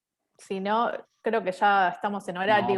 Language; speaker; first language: Spanish; native; Spanish